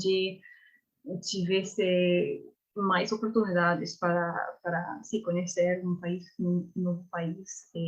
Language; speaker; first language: Portuguese; non-native, learner; English